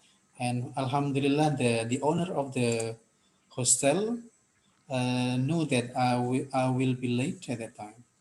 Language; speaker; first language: English; non-native, fluent; Indonesian